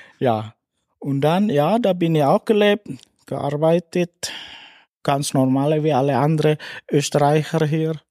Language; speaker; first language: German; non-native, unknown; Indonesian